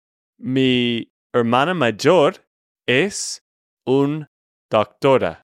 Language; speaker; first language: Spanish; non-native, fluent; English